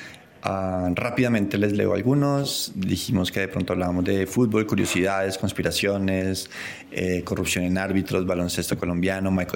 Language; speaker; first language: Spanish; native; Spanish